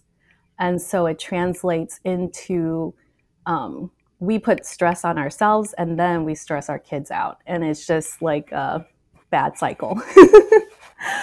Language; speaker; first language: English; native; English